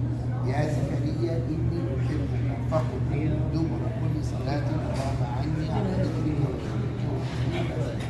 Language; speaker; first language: Arabic; native; Arabic